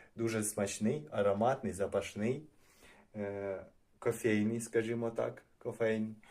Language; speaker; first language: Ukrainian; non-native, local second language; Russian